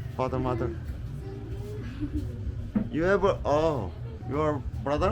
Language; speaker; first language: English; non-native, learner; Korean